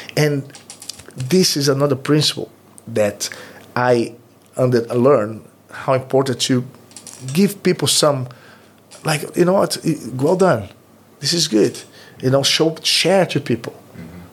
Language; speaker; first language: English; non-native, fluent; Portuguese